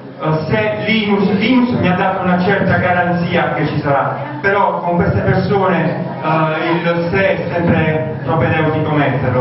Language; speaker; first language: Italian; native; Italian